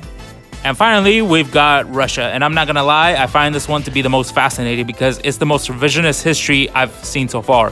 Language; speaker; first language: English; native; English